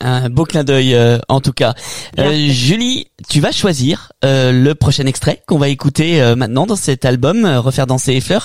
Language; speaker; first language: French; native; French